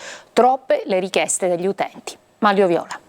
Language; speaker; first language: Italian; native; Italian